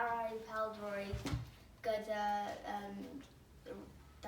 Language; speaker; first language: Welsh; non-native, local second language; English